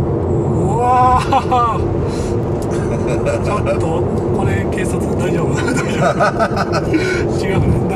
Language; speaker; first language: Japanese; native; Japanese